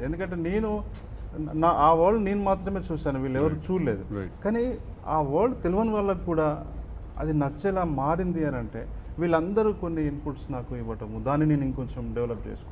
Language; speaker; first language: Telugu; native; Telugu